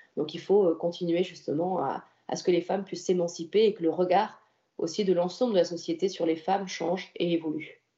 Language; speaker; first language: French; native; French